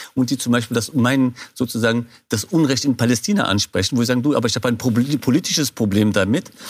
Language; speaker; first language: German; non-native, fluent; Kurdish